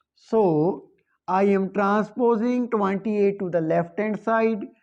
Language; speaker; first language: English; non-native, local second language; Punjabi